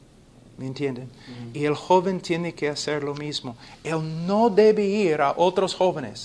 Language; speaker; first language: Spanish; non-native, fluent; English